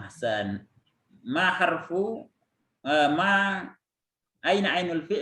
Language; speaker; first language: Arabic; non-native, fluent; Indonesian